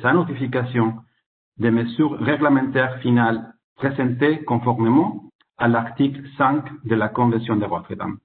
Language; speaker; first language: French; non-native, fluent; Italian